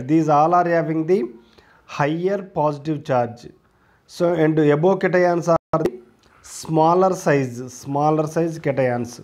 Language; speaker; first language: English; non-native, local second language; Telugu